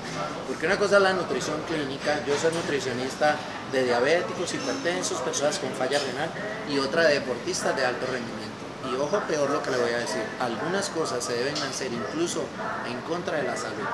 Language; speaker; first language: Spanish; native; Spanish